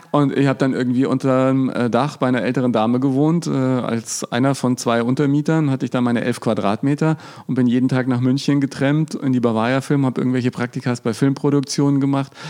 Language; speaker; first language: German; native; German